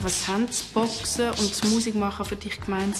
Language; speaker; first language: German; native; German